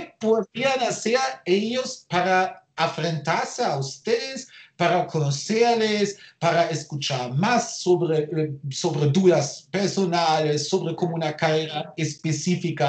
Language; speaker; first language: Spanish; non-native, fluent; German